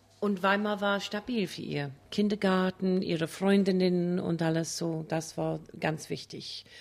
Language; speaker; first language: German; non-native, fluent; English